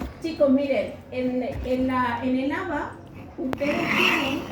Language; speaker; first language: Spanish; native; Spanish